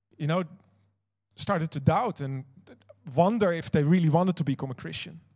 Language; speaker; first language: English; non-native, fluent; Dutch